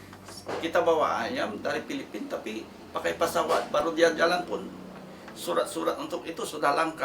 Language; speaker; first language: Indonesian; non-native, fluent; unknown